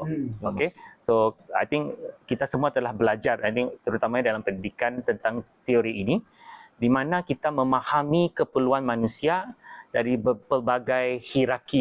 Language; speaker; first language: Malay; native; Malay